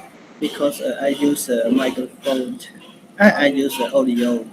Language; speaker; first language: English; non-native, learner; Khmer